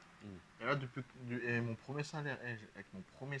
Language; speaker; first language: French; native; French